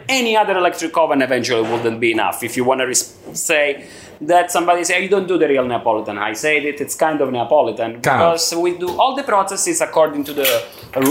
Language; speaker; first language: English; non-native, learner; Italian